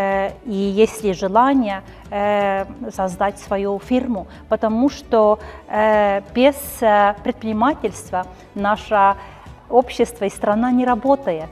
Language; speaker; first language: Russian; non-native, fluent; Estonian